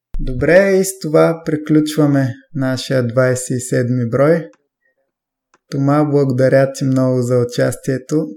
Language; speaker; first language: Bulgarian; native; Bulgarian